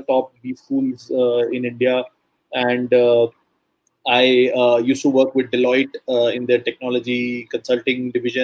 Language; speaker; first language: English; non-native, local second language; Hindi